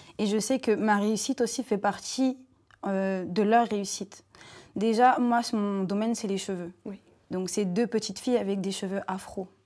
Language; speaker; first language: French; native; French